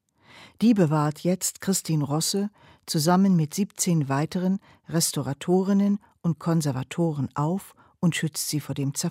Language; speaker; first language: German; native; German